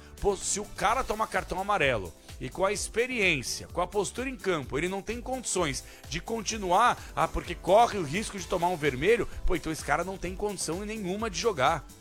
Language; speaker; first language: Portuguese; native; Portuguese